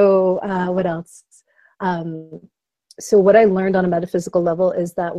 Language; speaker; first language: English; native; English